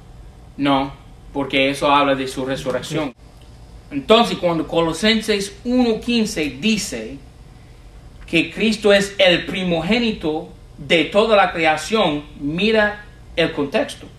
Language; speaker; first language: Spanish; non-native, fluent; English